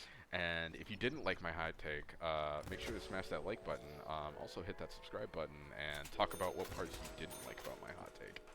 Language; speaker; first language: English; native; English